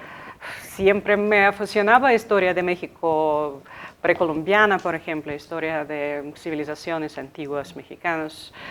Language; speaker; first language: Spanish; non-native, fluent; Ukrainian